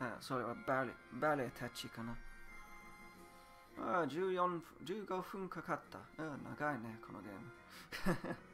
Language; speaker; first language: Japanese; non-native, learner; English